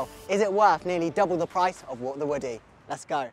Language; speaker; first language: English; native; English